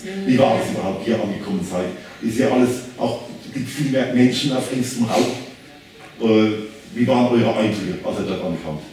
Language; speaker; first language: German; native; German